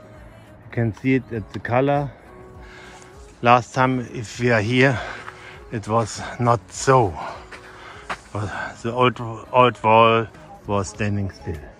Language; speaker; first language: English; non-native, learner; German